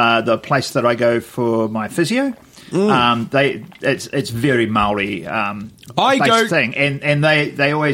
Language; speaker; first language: English; native; English